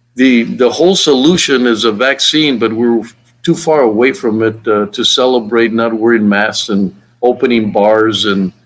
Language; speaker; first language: English; native; English